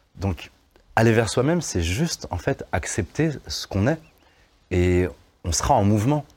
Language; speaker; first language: French; native; French